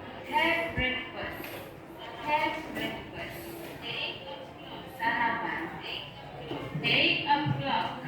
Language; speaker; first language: English; non-native, fluent; Indonesian